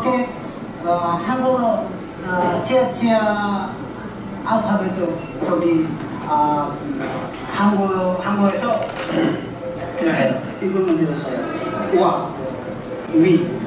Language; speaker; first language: Korean; non-native, learner; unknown